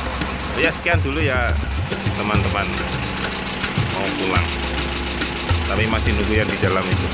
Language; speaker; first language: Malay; non-native, local second language; Javanese